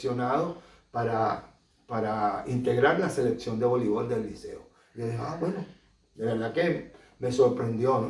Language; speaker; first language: Spanish; native; Spanish